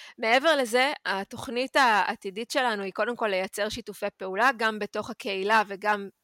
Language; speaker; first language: Hebrew; native; Hebrew